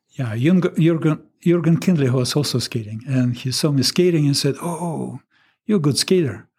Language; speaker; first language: English; non-native, fluent; Russian